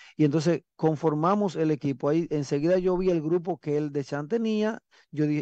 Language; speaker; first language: Spanish; native; Spanish